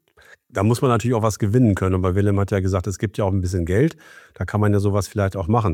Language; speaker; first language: German; native; German